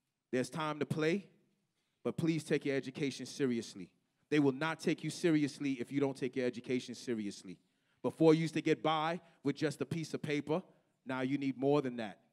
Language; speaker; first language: English; native; English